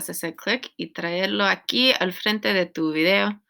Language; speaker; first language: Spanish; non-native, learner; English